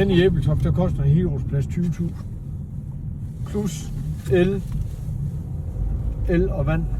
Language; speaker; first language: Danish; native; Danish